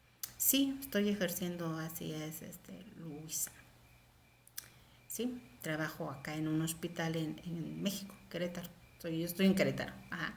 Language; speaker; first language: Spanish; native; Spanish